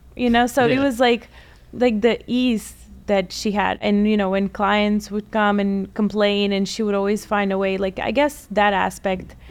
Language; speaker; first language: English; non-native, fluent; Bulgarian